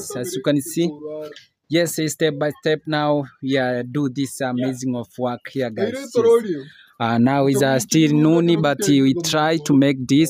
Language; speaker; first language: English; non-native, learner; Swahili